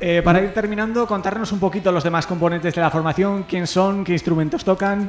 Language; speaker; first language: Spanish; native; Spanish